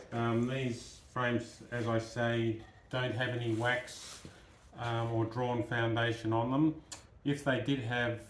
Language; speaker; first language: English; native; English